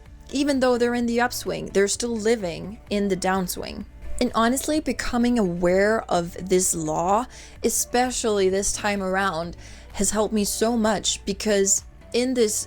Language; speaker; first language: English; non-native, fluent; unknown